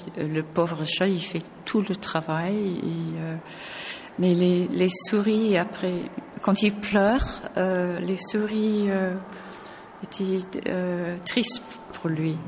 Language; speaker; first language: French; non-native, fluent; English